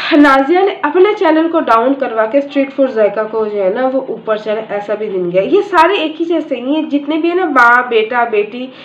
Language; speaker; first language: Hindi; native; Hindi